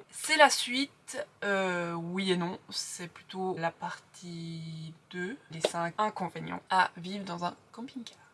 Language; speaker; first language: French; native; French